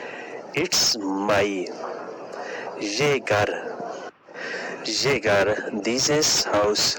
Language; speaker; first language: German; non-native, learner; Urdu